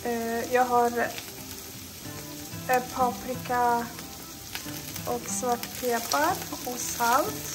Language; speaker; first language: Swedish; non-native, fluent; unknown